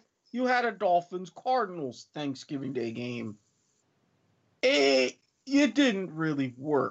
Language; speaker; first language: English; native; English